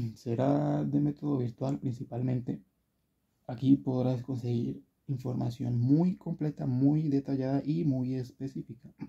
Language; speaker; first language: Spanish; native; Spanish